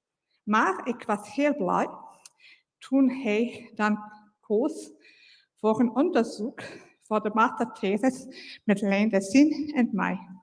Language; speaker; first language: Dutch; non-native, fluent; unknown